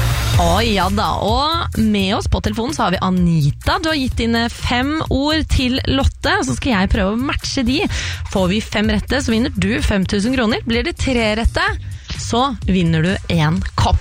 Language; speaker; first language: Norwegian; native; Norwegian